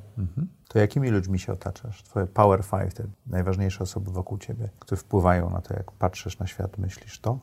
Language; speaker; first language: Polish; native; Polish